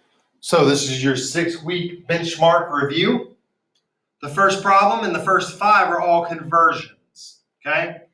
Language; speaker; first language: English; native; English